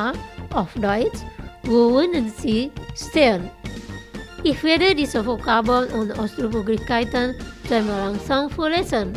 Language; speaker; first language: German; non-native, fluent; Indonesian